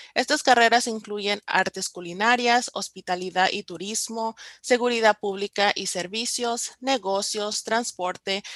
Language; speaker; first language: Spanish; early bilingual, heritage; Spanish